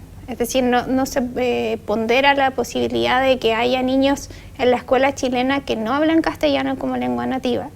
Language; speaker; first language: Spanish; native; Spanish